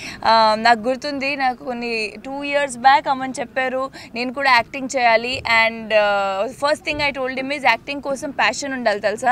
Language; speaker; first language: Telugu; non-native, local second language; Punjabi